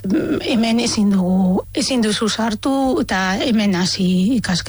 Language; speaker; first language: Basque; non-native, fluent; Arabic